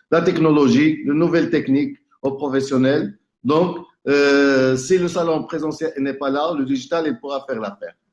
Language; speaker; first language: French; non-native, local second language; Arabic